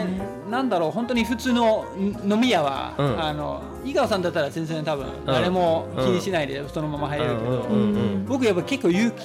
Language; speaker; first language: Japanese; non-native, fluent; Danish